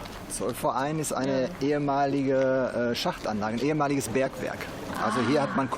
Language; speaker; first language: German; native; German